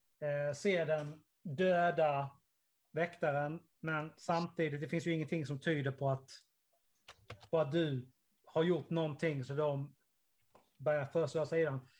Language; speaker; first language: Swedish; native; Swedish